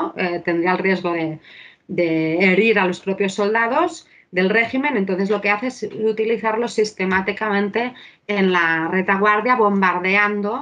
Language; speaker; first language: Spanish; native; Spanish